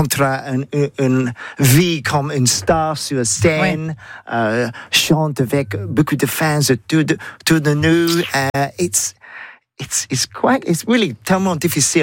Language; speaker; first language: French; non-native, learner; English